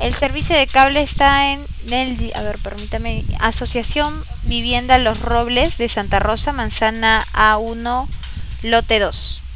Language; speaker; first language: Spanish; native; Spanish